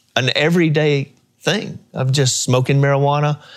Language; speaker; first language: English; native; English